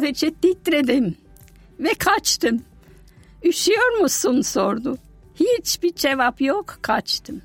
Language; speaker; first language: Turkish; non-native, fluent; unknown